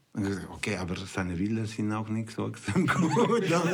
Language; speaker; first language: German; non-native, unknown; Spanish